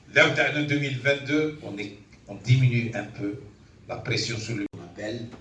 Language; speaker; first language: French; non-native, local second language; Arabic